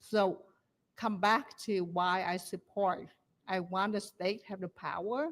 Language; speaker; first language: English; non-native, learner; Vietnamese